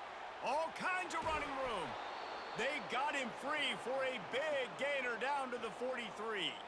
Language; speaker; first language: English; native; English